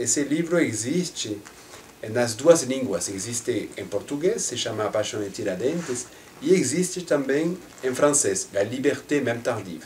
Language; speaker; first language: Portuguese; non-native, fluent; French